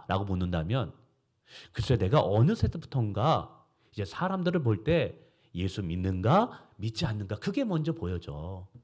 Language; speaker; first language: Korean; native; Korean